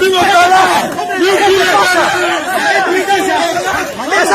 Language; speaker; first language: Portuguese; non-native, learner; Haitian Creole